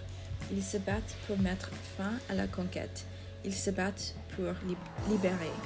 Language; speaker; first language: French; non-native, learner; English